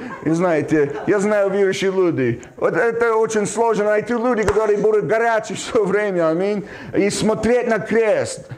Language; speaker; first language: Russian; non-native, fluent; English